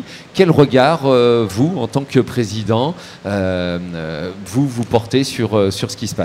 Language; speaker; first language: French; native; French